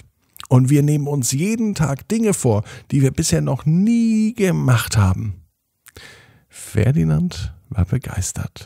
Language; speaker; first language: German; native; German